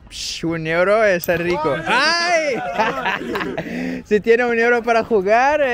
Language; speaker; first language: Spanish; non-native, learner; Portuguese